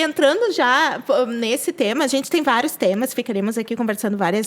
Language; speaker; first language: Portuguese; native; Portuguese